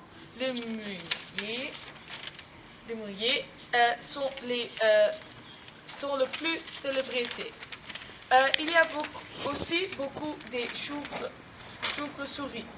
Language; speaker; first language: French; non-native, learner; Dutch